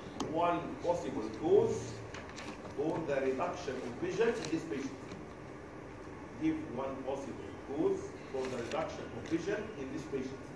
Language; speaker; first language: English; non-native, fluent; Arabic